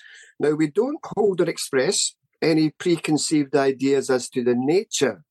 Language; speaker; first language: English; native; English